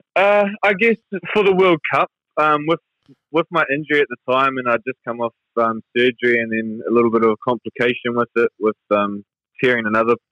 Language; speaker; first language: English; native; English